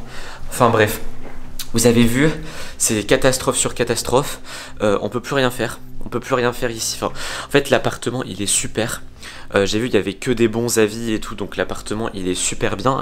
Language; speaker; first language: French; native; French